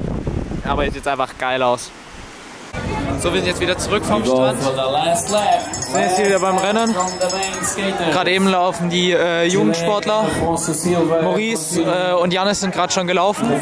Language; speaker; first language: German; native; German